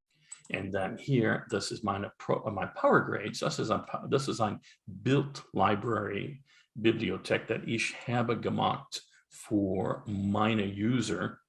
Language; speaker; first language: German; non-native, learner; English